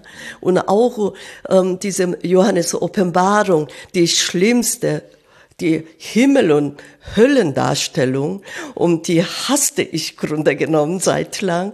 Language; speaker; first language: German; non-native, fluent; Korean